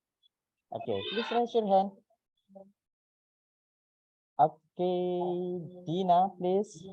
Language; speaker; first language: English; non-native, fluent; Indonesian